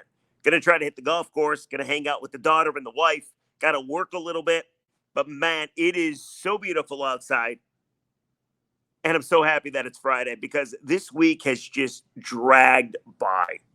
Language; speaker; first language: English; native; English